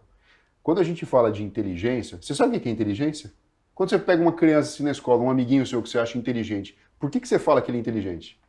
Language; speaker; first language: Portuguese; native; Portuguese